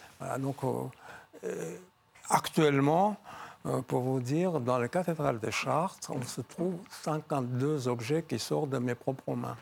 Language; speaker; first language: French; non-native, fluent; Georgian